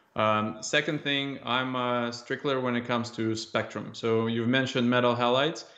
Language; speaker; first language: English; non-native, fluent; Russian